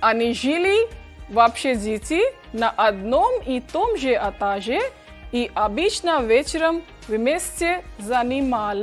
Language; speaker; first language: Russian; non-native, fluent; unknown